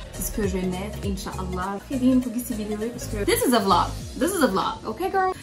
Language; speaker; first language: French; non-native, local second language; Wolof